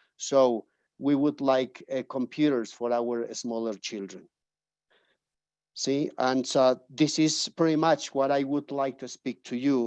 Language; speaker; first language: English; non-native, fluent; Spanish